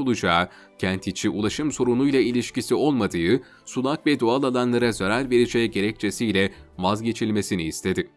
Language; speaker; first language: Turkish; native; Turkish